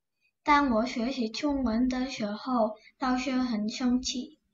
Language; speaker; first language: Chinese; non-native, learner; Indonesian